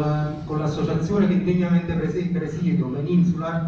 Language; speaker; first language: Italian; native; Italian